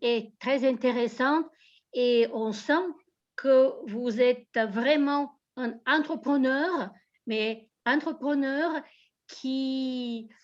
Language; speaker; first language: French; non-native, fluent; Bulgarian